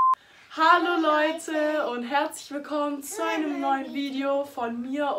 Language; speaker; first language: German; native; German